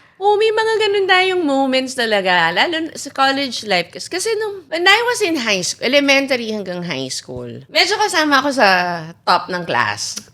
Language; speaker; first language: Filipino; native; Filipino